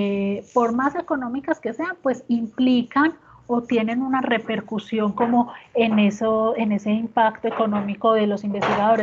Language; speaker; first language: Spanish; native; Spanish